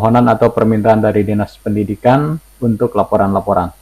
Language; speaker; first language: Indonesian; native; Indonesian